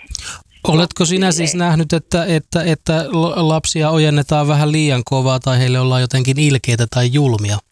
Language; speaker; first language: Finnish; native; Finnish